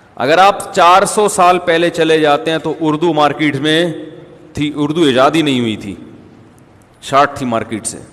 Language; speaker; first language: Urdu; native; Urdu